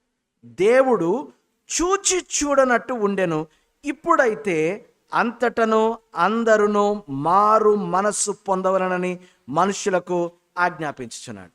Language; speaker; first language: Telugu; native; Telugu